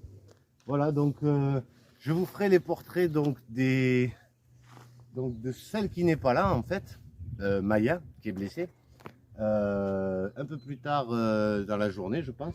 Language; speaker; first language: French; native; French